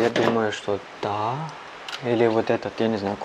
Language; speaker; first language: Russian; non-native, learner; Cantonese